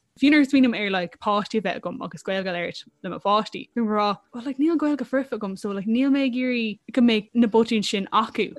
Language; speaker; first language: Irish; non-native, local second language; English